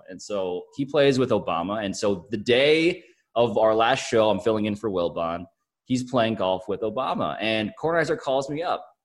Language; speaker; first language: English; early bilingual, other home language; Filipino